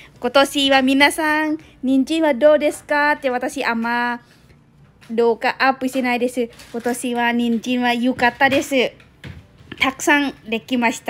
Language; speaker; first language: Japanese; non-native, learner; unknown